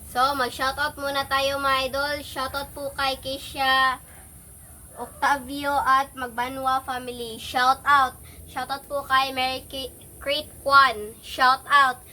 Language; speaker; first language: Filipino; non-native, local second language; Cebuano